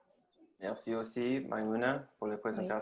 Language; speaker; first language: French; non-native, learner; English